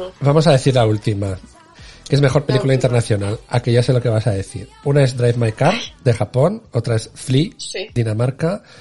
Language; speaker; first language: Spanish; native; Spanish